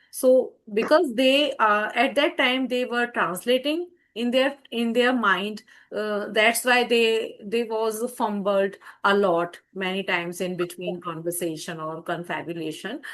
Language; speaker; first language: English; non-native, fluent; Hindi